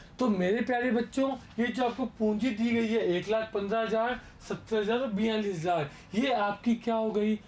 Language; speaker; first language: Hindi; native; Hindi